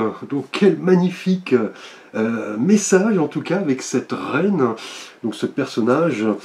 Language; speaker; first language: French; native; French